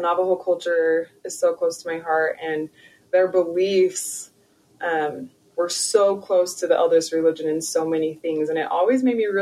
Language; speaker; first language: English; native; English